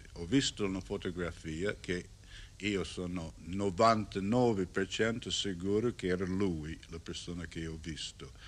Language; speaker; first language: Italian; non-native, learner; English